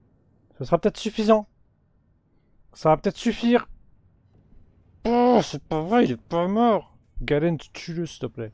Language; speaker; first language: French; native; French